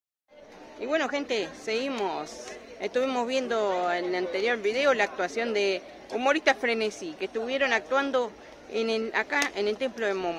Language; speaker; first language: Spanish; native; Spanish